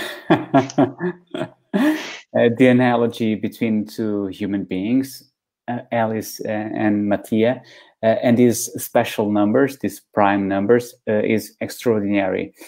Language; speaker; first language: English; non-native, fluent; Portuguese